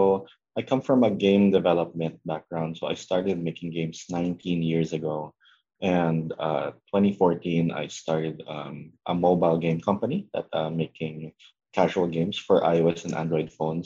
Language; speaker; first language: English; non-native, local second language; Filipino